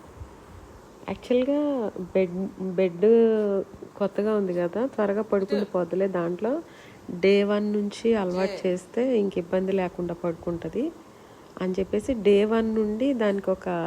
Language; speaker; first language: Telugu; native; Telugu